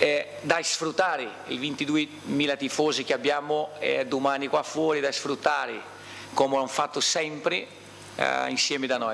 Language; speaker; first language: Italian; non-native, fluent; Portuguese